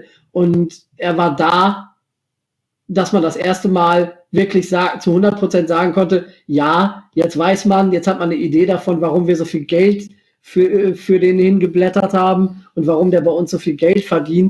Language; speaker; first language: German; native; German